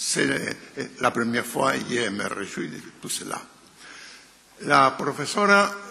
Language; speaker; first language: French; non-native, fluent; Spanish